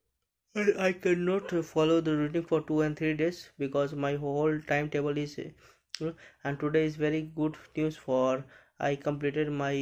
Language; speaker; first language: English; non-native, learner; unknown